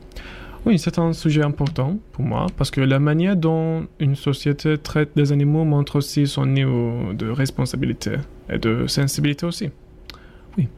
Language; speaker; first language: French; non-native, learner; Turkish